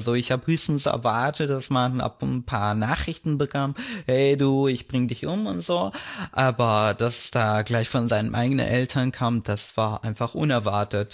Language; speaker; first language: German; non-native, fluent; Arabic